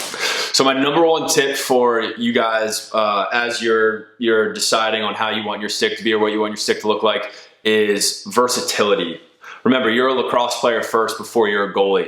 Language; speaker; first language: English; native; English